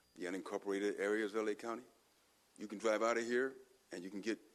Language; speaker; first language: English; native; English